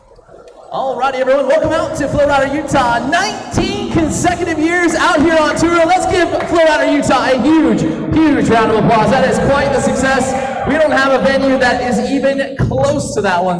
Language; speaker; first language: English; native; English